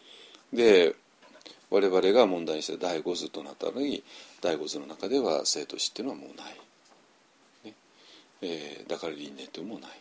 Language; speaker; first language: Japanese; native; Japanese